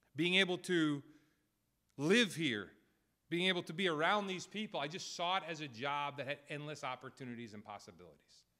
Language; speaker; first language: English; native; English